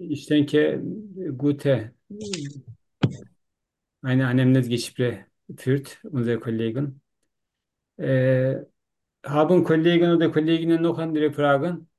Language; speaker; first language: German; non-native, learner; Turkish